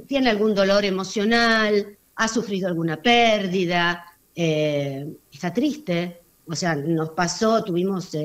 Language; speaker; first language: Spanish; native; Spanish